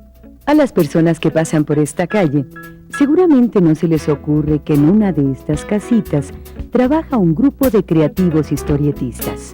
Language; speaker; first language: Spanish; native; Spanish